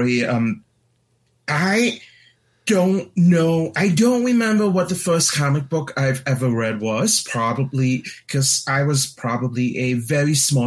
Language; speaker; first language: English; non-native, local second language; Cantonese